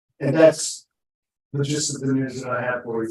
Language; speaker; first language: English; native; English